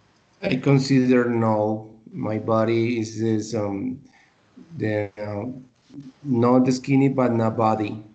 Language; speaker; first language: English; non-native, learner; Spanish